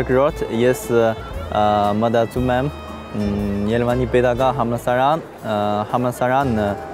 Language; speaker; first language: Armenian; non-native, learner; Chinese